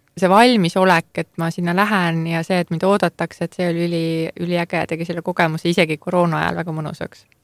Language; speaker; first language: Estonian; native; Estonian